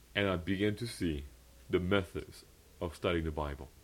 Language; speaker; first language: English; early bilingual, other home language; Korean